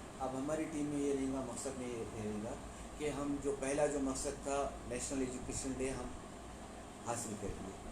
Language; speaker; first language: Urdu; native; Urdu